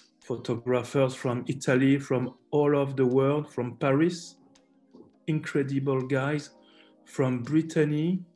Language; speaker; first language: English; non-native, learner; French